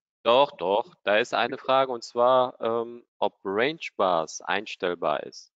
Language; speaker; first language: German; native; German